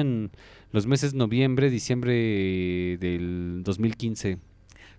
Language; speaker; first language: Spanish; native; Spanish